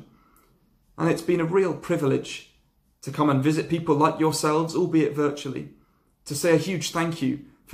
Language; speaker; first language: English; native; English